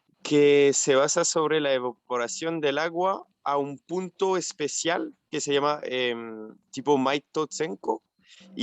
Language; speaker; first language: Spanish; non-native, fluent; French